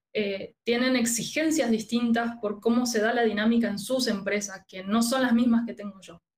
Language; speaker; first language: Spanish; native; Spanish